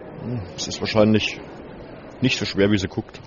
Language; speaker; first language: German; native; German